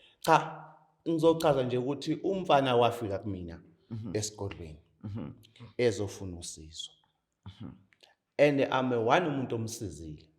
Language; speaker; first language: Zulu; native; Zulu